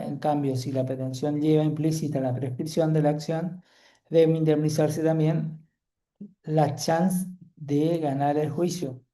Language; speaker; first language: Spanish; native; Spanish